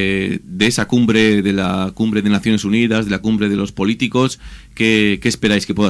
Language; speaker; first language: Spanish; native; Spanish